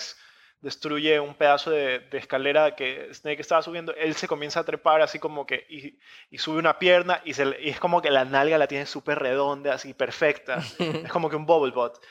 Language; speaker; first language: Spanish; native; Spanish